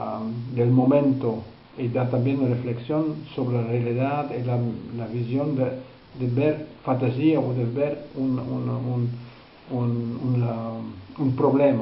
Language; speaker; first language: Spanish; non-native, fluent; Dutch